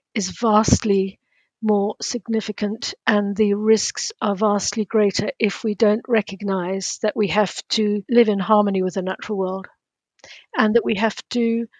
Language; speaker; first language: English; native; English